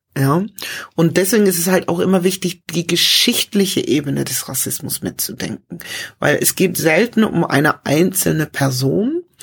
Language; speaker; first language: German; early bilingual, other home language; English